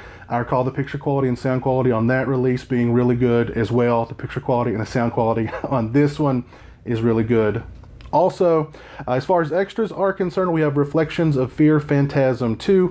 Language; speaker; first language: English; native; English